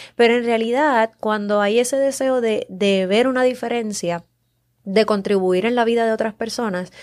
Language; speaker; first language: Spanish; native; Spanish